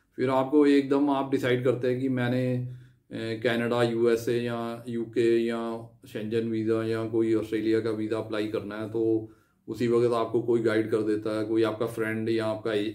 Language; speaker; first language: Hindi; non-native, local second language; Punjabi